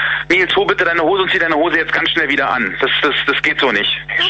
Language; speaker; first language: German; native; German